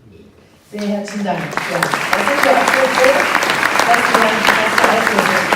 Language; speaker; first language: German; native; German